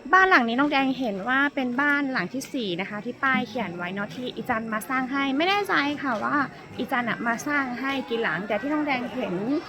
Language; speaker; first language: Thai; non-native, local second language; Karen languages